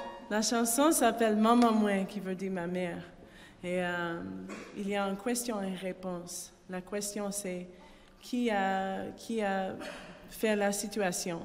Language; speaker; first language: French; non-native, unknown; English